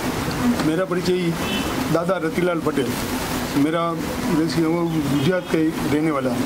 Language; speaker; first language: Hindi; non-native, local second language; Gujarati